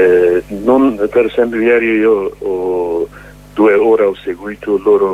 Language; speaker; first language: Italian; non-native, learner; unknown